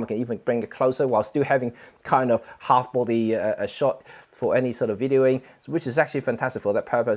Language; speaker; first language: English; non-native, local second language; Cantonese